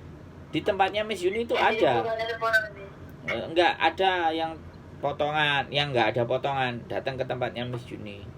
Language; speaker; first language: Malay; non-native, local second language; Javanese